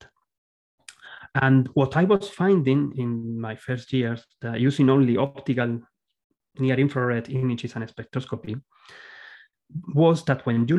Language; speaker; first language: English; non-native, fluent; Spanish